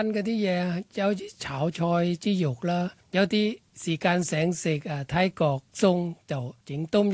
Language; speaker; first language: Cantonese; non-native, learner; Thai